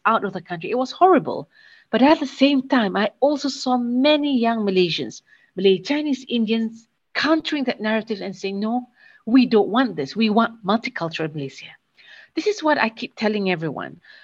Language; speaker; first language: English; non-native, local second language; Malay